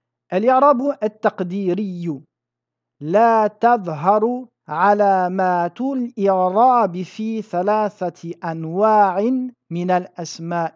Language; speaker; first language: Arabic; non-native, fluent; French